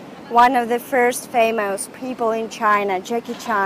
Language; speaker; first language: English; non-native, fluent; Russian